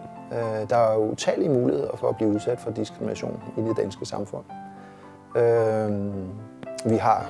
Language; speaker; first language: Danish; native; Danish